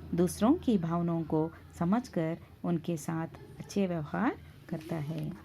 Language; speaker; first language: Hindi; non-native, local second language; Kannada